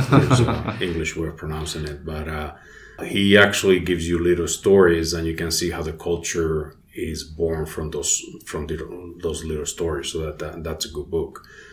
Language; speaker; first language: English; non-native, fluent; Spanish